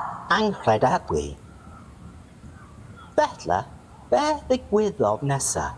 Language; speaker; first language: Welsh; non-native, learner; English